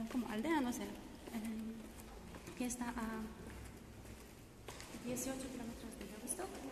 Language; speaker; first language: Spanish; non-native, fluent; Polish